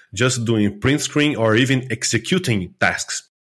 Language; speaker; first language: English; non-native, fluent; Portuguese